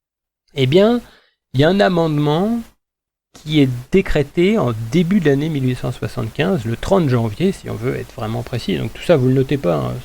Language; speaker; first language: French; native; French